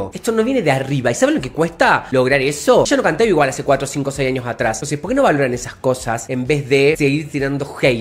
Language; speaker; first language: Spanish; native; Spanish